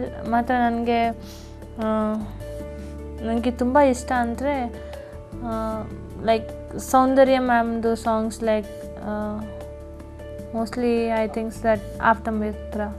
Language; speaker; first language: Kannada; non-native, local second language; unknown